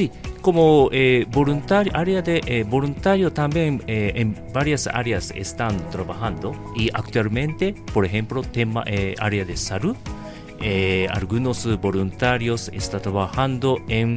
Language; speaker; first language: Spanish; non-native, fluent; Japanese